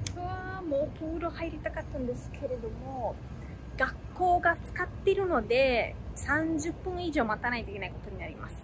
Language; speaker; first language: Japanese; non-native, fluent; Italian